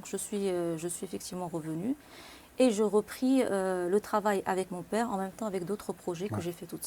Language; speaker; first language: French; non-native, local second language; Arabic